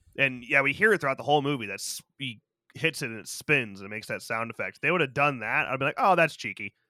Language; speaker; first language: English; native; English